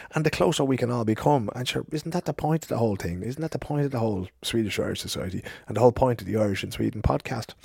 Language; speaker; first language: English; native; English